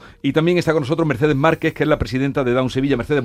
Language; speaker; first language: Spanish; native; Spanish